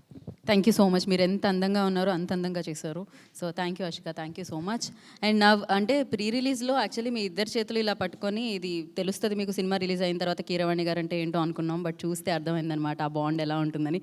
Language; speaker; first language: Telugu; native; Telugu